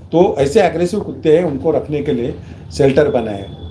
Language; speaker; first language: Hindi; non-native, local second language; Marathi